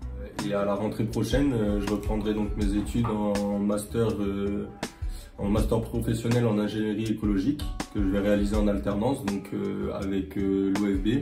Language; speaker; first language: French; native; French